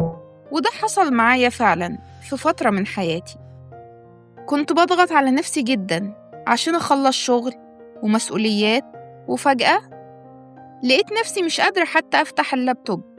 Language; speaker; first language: Arabic; native; Arabic